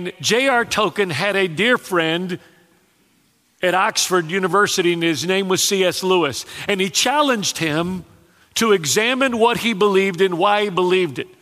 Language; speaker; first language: English; native; English